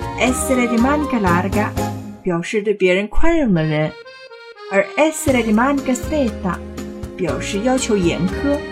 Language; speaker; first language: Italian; non-native, fluent; Chinese